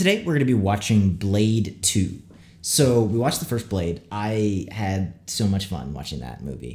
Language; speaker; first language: English; native; English